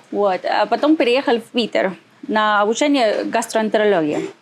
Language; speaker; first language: Russian; non-native, learner; Spanish